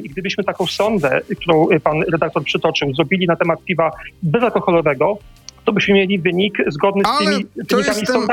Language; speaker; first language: Polish; native; Polish